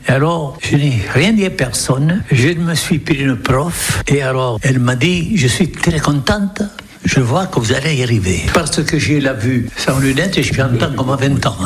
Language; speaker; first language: French; non-native, local second language; Occitan